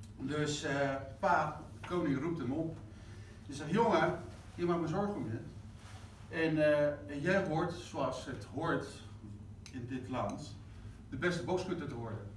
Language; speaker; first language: Dutch; non-native, fluent; Spanish